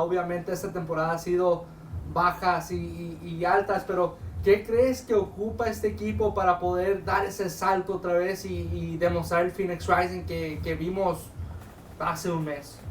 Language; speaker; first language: Spanish; native; Spanish